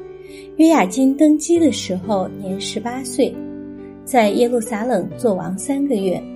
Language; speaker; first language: Chinese; native; Chinese